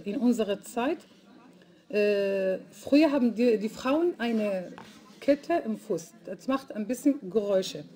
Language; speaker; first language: German; non-native, fluent; Arabic